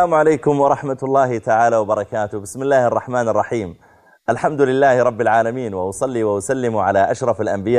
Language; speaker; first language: Arabic; native; Arabic